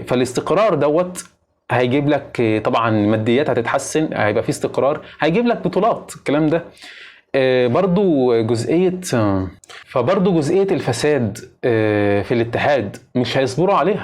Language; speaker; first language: Arabic; native; Arabic